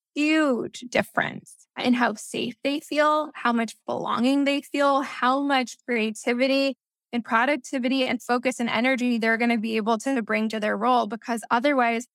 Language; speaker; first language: English; early bilingual, other home language; Spanish